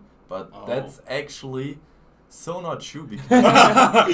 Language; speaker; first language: English; non-native, fluent; German